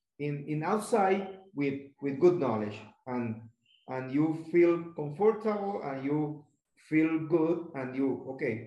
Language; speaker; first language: English; non-native, learner; Spanish